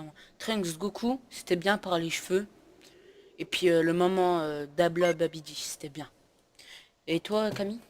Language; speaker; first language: French; native; French